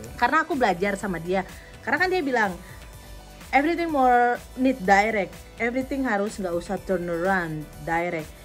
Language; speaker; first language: Indonesian; native; Indonesian